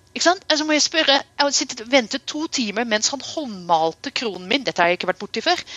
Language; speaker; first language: Norwegian; non-native, fluent; Dutch